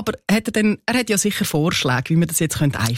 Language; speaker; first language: German; native; German